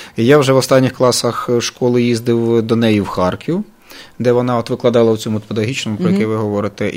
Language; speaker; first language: Ukrainian; native; Ukrainian